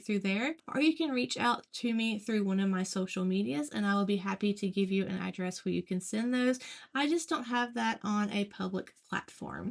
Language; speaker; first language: English; native; English